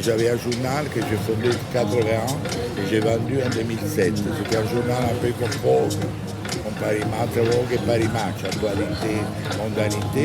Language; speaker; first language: French; non-native, fluent; Italian